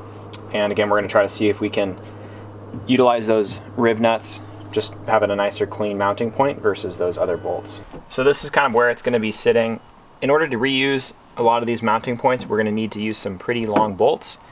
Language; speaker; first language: English; native; English